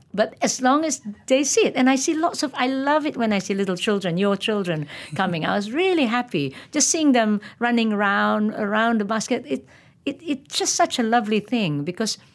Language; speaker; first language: English; non-native, local second language; Malay